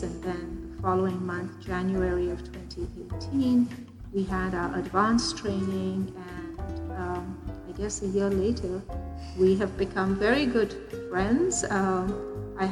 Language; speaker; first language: English; non-native, local second language; Urdu